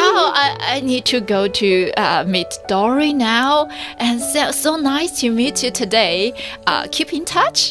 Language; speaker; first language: English; non-native, learner; Chinese